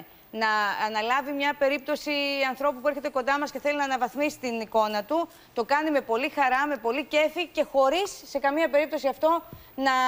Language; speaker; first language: Greek; native; Greek